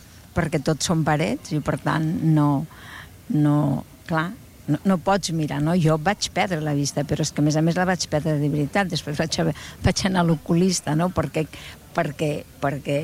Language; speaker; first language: Catalan; native; Catalan